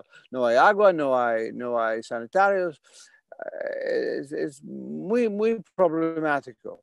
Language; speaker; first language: Spanish; non-native, fluent; English